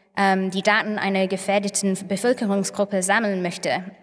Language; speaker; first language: German; non-native, fluent; English